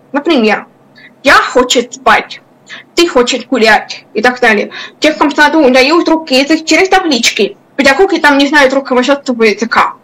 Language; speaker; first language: Russian; non-native, local second language; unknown